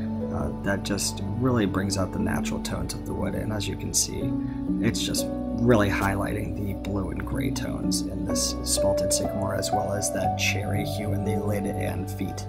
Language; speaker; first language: English; native; English